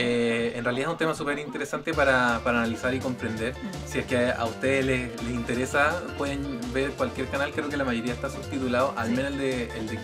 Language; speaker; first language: Spanish; native; Spanish